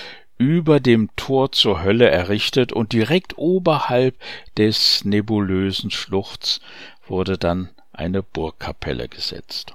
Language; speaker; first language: German; native; German